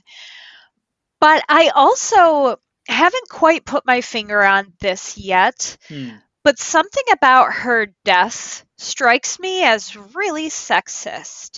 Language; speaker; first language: English; native; English